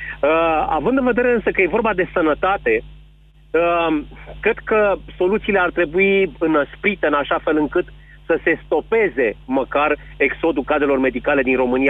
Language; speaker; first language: Romanian; native; Romanian